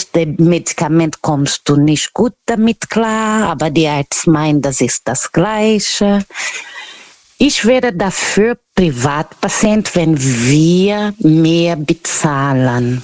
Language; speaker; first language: German; non-native, learner; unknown